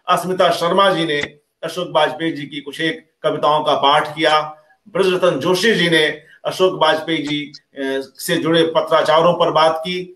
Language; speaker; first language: Hindi; native; Hindi